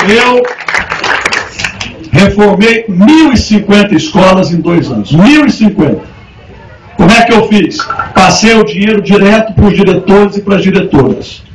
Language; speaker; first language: Portuguese; native; Portuguese